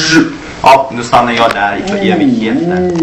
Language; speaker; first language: Swedish; native; Swedish